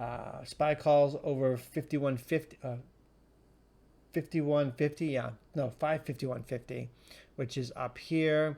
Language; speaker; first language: English; native; English